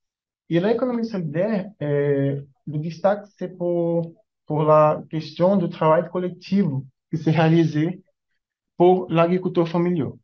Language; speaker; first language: French; non-native, learner; Portuguese